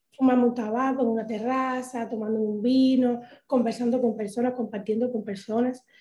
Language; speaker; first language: Spanish; native; Spanish